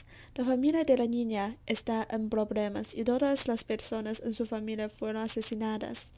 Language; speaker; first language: Spanish; non-native, learner; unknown